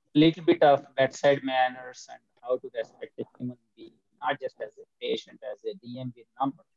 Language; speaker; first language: English; non-native, local second language; Telugu